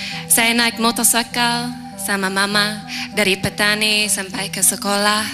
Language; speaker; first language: Malay; non-native, fluent; English